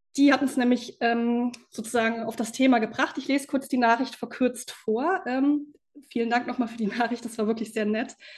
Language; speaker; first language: German; native; German